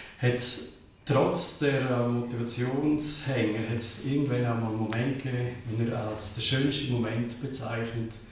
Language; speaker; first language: German; native; German